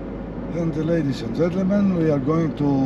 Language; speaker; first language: English; non-native, learner; Greek